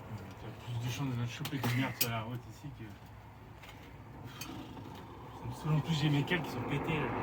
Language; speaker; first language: French; native; French